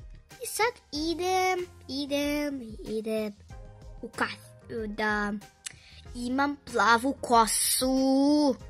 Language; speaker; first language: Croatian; early bilingual, other home language; Russian